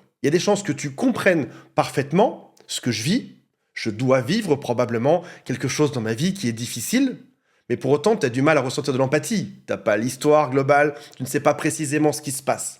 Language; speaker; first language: French; native; French